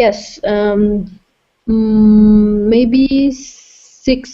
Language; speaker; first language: English; non-native, fluent; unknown